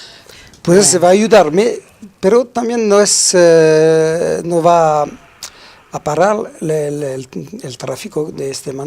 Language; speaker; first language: Spanish; non-native, fluent; French